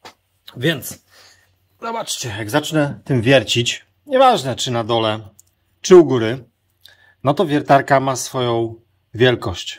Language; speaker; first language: Polish; native; Polish